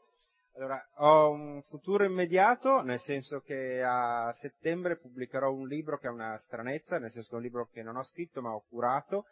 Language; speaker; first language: Italian; native; Italian